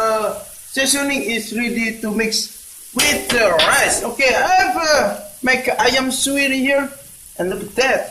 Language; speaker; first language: English; non-native, learner; Indonesian